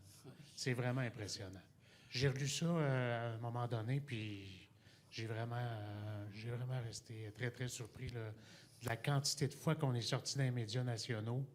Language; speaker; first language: French; native; French